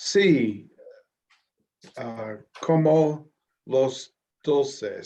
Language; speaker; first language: Spanish; non-native, learner; English